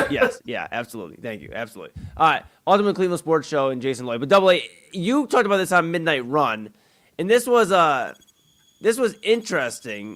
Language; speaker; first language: English; native; English